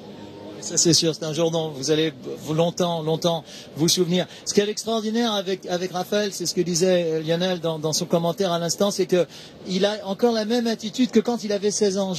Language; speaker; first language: French; native; French